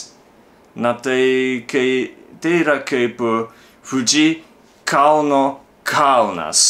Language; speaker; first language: Lithuanian; non-native, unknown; Japanese